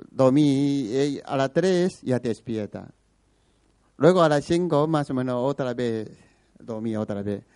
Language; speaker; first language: Spanish; non-native, learner; Chinese